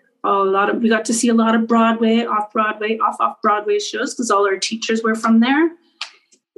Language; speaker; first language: English; native; English